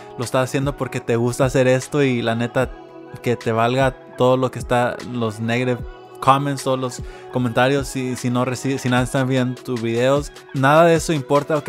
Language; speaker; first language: Spanish; early bilingual, heritage; Spanish